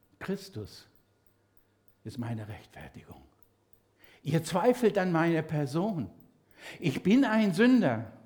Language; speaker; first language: German; non-native, fluent; Spanish